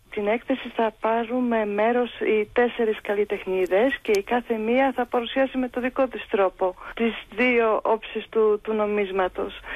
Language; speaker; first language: Greek; non-native, fluent; Polish